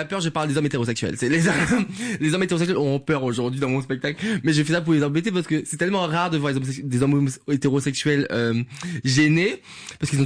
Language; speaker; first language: French; non-native, local second language; Guadeloupean Creole French